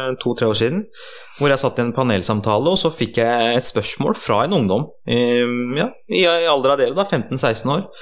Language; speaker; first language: Norwegian; early bilingual, other home language; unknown